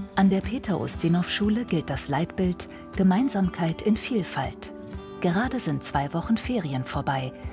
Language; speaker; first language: German; native; German